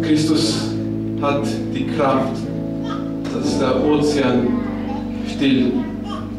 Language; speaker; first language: German; non-native, fluent; Romanian